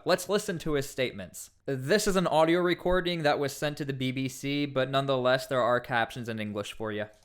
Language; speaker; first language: English; native; English